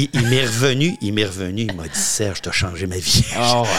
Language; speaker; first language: French; native; French